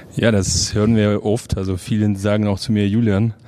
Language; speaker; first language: German; non-native, fluent; Romanian